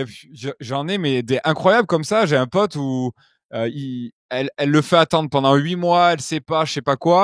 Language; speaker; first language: French; native; French